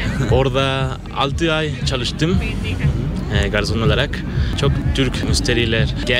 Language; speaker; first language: Turkish; non-native, fluent; Spanish